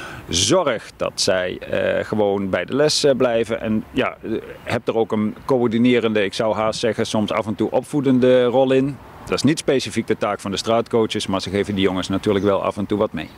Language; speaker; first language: Dutch; native; Dutch